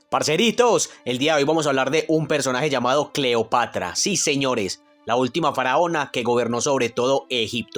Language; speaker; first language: Spanish; native; Spanish